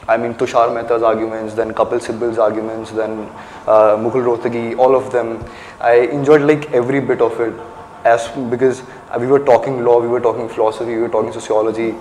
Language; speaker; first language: English; non-native, local second language; Hindi